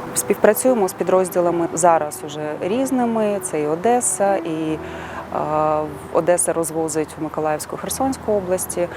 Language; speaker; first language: Ukrainian; native; Ukrainian